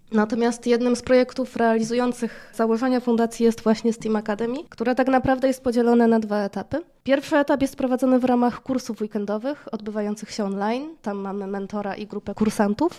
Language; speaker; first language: Polish; native; Polish